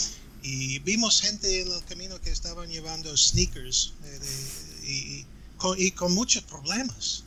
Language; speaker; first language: Spanish; non-native, fluent; English